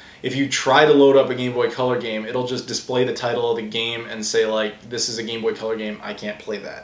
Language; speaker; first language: English; native; English